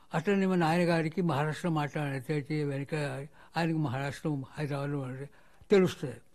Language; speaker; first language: Telugu; non-native, local second language; Marathi